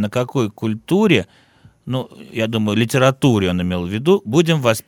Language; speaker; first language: Russian; native; Russian